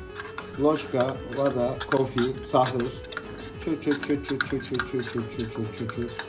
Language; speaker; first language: Russian; non-native, learner; Turkish